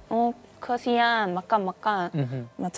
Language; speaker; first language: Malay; non-native, learner; Korean